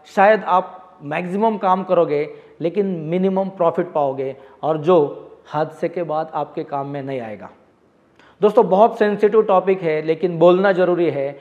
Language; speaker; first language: Hindi; non-native, local second language; Marathi